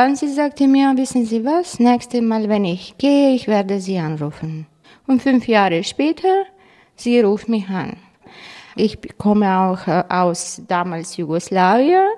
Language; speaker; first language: German; non-native, fluent; Croatian